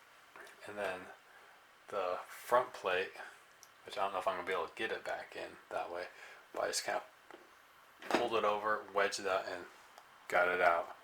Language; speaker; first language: English; native; English